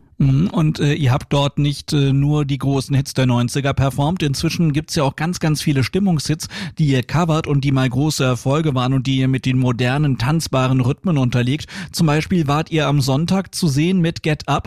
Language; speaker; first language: German; native; German